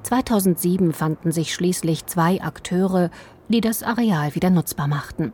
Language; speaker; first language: German; native; German